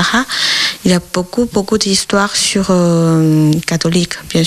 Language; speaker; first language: French; non-native, learner; Chinese